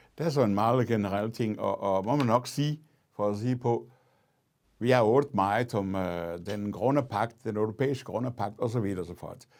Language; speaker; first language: Danish; non-native, fluent; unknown